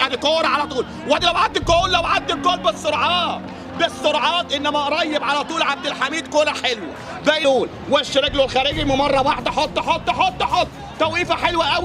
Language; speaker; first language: Arabic; native; Arabic